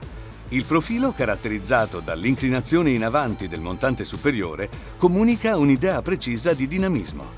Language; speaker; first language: Italian; native; Italian